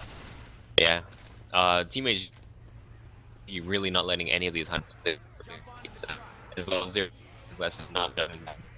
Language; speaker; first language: English; native; English